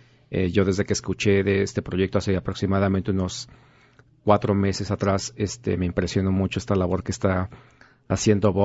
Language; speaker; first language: Spanish; native; Spanish